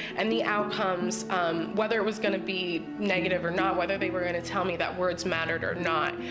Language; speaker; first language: English; native; English